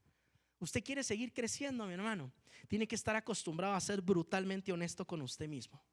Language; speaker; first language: Spanish; native; Spanish